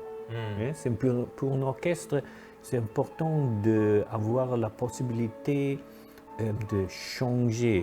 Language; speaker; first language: French; non-native, fluent; German